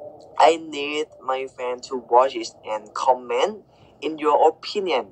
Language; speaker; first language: English; non-native, learner; Thai